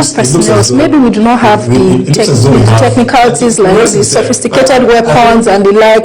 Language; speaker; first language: English; non-native, local second language; Yoruba